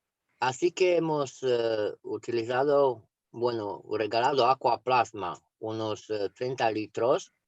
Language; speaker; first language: Spanish; non-native, fluent; Romanian